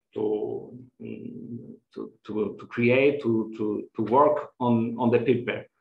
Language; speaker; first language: English; non-native, fluent; Spanish